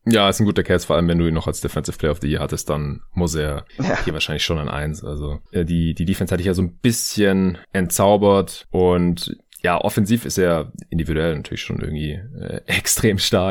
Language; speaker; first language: German; native; German